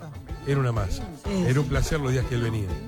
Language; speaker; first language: Spanish; native; Spanish